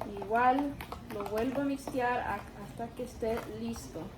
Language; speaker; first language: Spanish; early bilingual, other home language; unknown